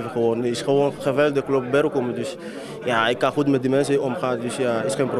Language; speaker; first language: Dutch; non-native, learner; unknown